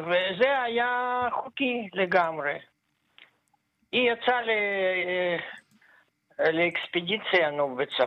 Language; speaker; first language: Hebrew; non-native, fluent; Russian